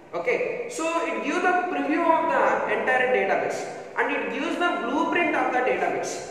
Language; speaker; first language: English; non-native, local second language; Telugu